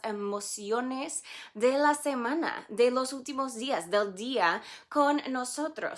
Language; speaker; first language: Spanish; non-native, fluent; English